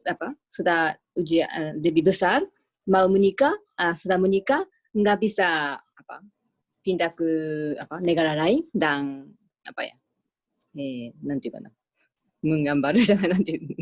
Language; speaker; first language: Indonesian; non-native, learner; Japanese